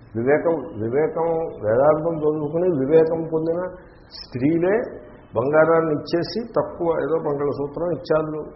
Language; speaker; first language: Telugu; native; Telugu